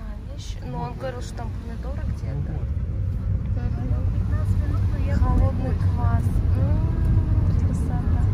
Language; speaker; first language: Russian; native; Russian